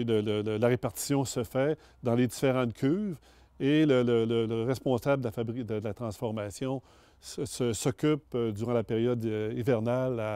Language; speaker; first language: French; native; French